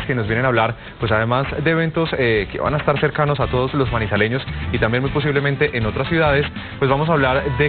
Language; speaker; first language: Spanish; native; Spanish